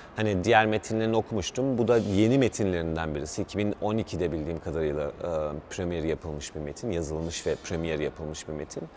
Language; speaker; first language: Turkish; early bilingual, heritage; Turkish